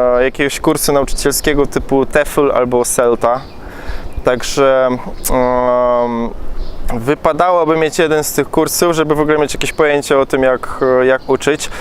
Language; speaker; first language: Polish; native; Polish